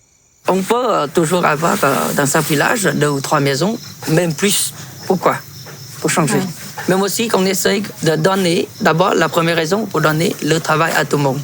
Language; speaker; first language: French; non-native, fluent; Vietnamese